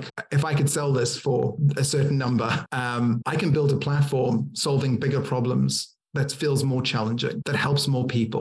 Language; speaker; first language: English; native; English